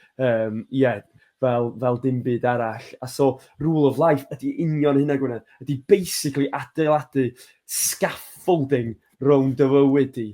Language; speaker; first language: Welsh; native; Welsh